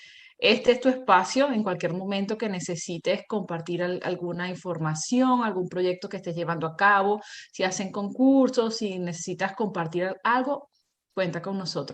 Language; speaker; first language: Spanish; native; Spanish